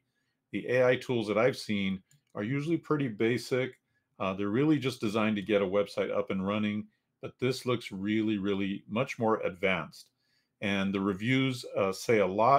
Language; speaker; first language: English; native; English